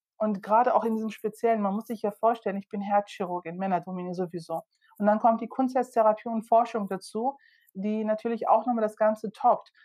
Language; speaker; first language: German; early bilingual, other home language; Turkish